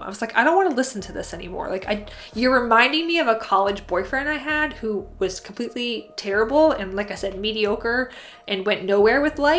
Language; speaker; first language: English; native; English